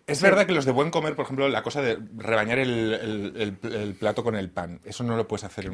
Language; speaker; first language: Spanish; native; Spanish